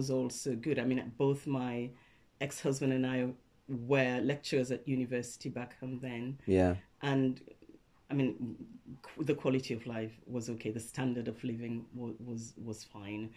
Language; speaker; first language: English; non-native, local second language; Krio